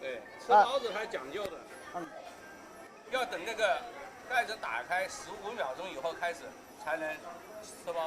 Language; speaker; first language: Chinese; native; Chinese